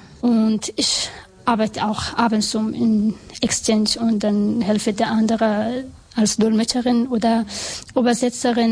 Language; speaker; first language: German; non-native, learner; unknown